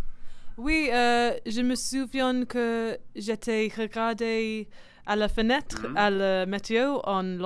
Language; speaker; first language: French; non-native, learner; English